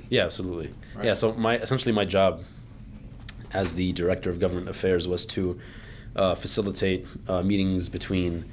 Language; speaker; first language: English; early bilingual, other home language; Arabic